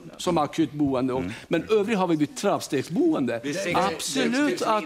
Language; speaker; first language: Swedish; native; Swedish